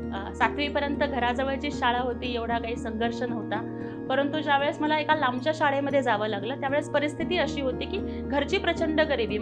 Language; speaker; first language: Marathi; non-native, local second language; Telugu